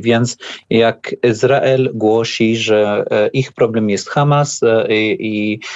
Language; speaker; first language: Polish; non-native, learner; Arabic